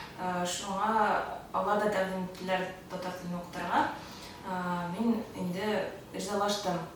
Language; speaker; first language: Tatar; early bilingual, heritage; Tatar